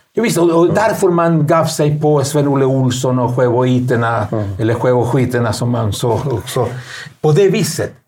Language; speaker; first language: Swedish; non-native, fluent; Spanish